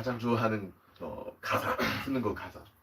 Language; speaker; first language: Korean; non-native, learner; English